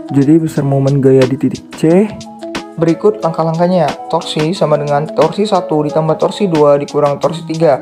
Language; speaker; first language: Indonesian; native; Indonesian